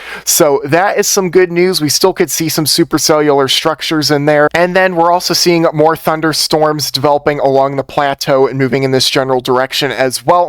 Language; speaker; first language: English; native; English